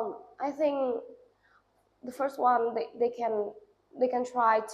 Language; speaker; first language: English; non-native, learner; Vietnamese